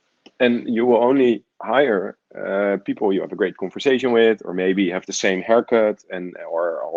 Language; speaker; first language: English; non-native, fluent; Dutch